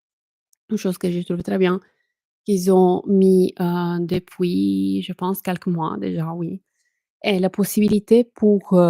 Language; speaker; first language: French; non-native, fluent; Italian